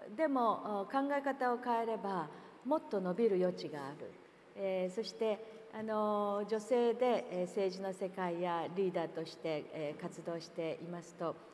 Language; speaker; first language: Japanese; native; Japanese